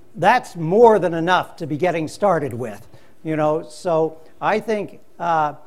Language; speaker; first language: English; native; English